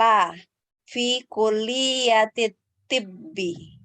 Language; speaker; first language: Arabic; non-native, learner; Indonesian